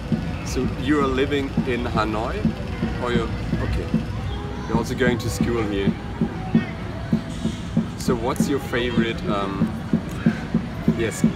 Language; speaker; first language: English; non-native, fluent; German